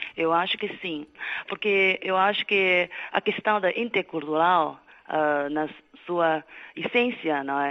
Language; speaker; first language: Portuguese; non-native, fluent; Chinese